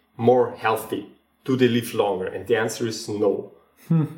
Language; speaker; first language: English; non-native, fluent; German